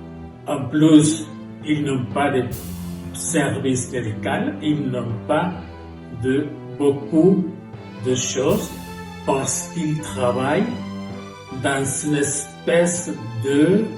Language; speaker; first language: French; non-native, fluent; Spanish